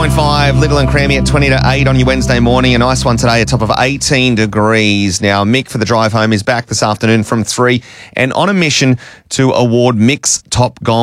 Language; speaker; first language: English; native; English